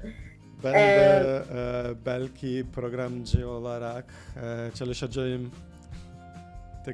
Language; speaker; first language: Turkish; non-native, learner; Portuguese